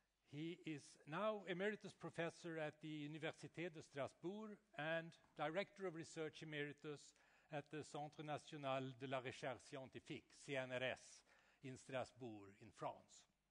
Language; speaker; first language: English; non-native, fluent; Swedish